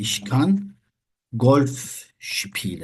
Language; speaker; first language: German; non-native, fluent; Turkish